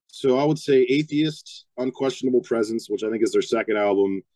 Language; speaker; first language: English; native; English